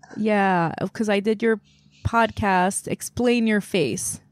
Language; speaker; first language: English; non-native, fluent; Korean